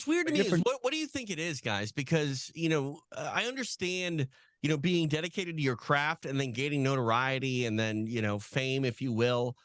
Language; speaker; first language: English; native; English